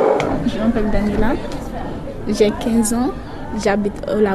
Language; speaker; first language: French; non-native, local second language; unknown